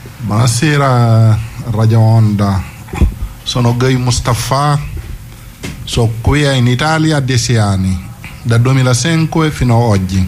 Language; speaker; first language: Italian; non-native, learner; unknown